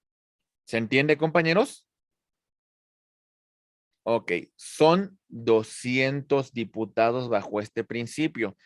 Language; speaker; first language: Spanish; native; Spanish